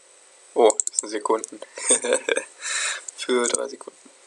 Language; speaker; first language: German; native; German